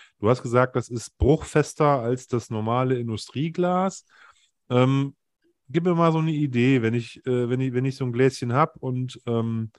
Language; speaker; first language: German; native; German